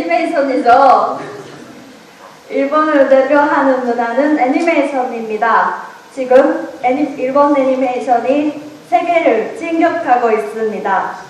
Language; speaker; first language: Korean; non-native, learner; Japanese